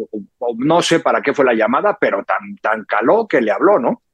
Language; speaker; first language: Spanish; native; Spanish